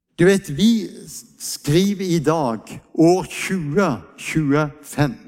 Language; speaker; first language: Norwegian; native; Norwegian